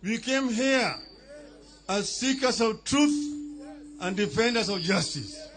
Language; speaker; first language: English; non-native, local second language; Swahili